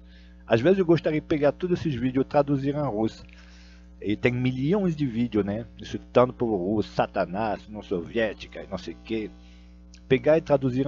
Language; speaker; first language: Portuguese; non-native, fluent; Russian